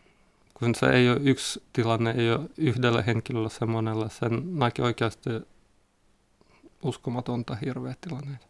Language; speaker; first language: Finnish; non-native, learner; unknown